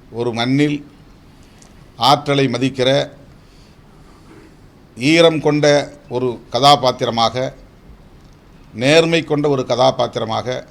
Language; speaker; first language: Tamil; native; Tamil